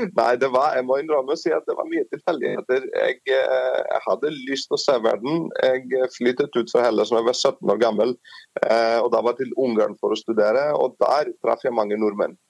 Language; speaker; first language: Norwegian; non-native, fluent; Greek